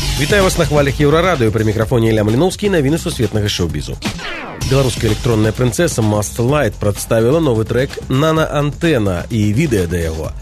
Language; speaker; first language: Belarusian; native; Belarusian